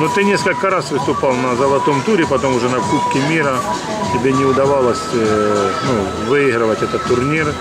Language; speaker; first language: Russian; native; Russian